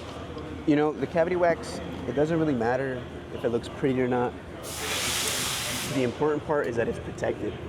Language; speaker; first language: English; native; English